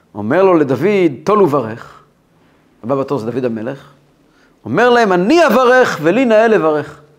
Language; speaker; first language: Hebrew; native; Hebrew